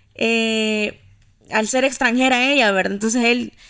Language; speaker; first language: Spanish; native; Spanish